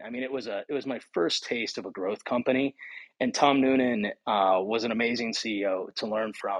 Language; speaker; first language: English; native; English